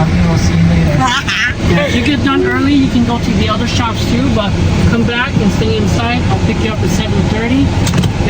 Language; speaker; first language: English; early bilingual, other home language; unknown